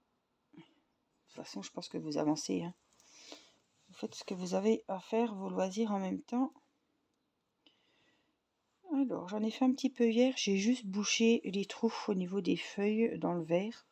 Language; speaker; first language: French; native; French